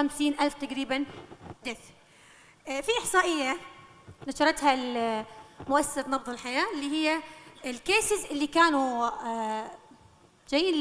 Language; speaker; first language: Arabic; native; Arabic